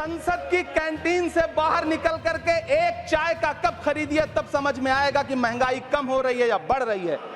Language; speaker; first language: Hindi; native; Hindi